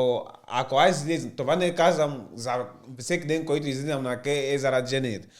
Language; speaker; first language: Bulgarian; non-native, learner; Portuguese